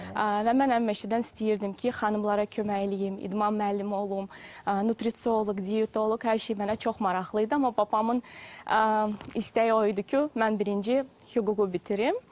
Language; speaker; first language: Azerbaijani; non-native, fluent; Russian